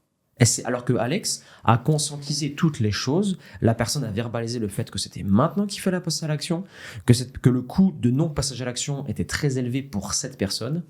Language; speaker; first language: French; native; French